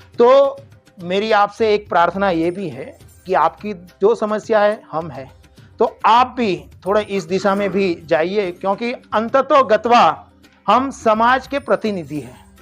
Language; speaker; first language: Hindi; non-native, local second language; Gujarati